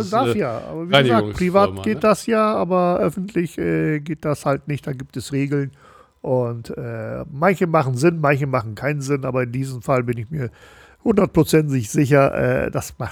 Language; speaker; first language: German; native; German